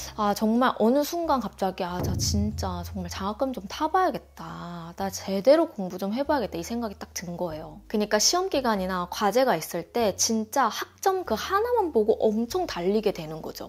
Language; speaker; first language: Korean; native; Korean